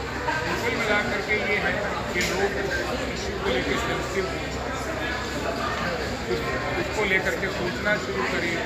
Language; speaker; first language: Hindi; native; Hindi